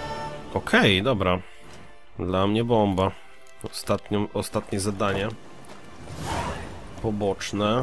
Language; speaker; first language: Polish; native; Polish